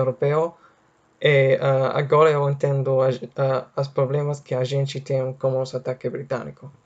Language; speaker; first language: Portuguese; non-native, fluent; English